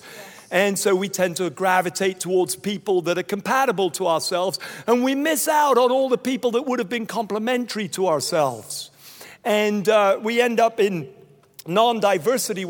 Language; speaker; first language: English; native; English